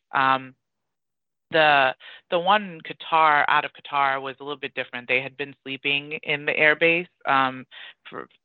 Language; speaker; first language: English; early bilingual, other home language; Persian